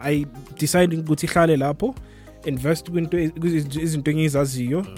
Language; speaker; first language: English; non-native, local second language; Zulu